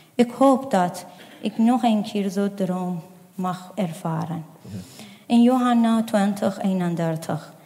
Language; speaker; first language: Dutch; non-native, fluent; Persian